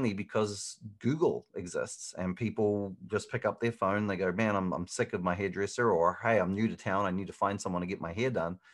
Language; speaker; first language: English; native; English